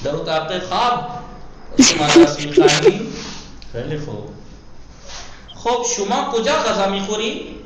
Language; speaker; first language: Persian; non-native, fluent; Urdu